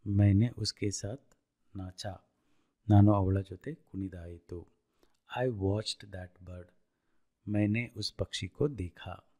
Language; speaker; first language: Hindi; non-native, local second language; Kannada